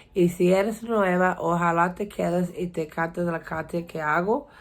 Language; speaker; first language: Spanish; non-native, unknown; English